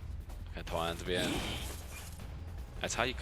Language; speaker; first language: Chinese; native; Chinese